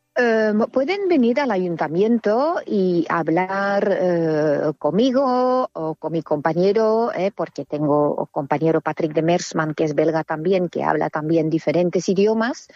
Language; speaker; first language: Spanish; non-native, fluent; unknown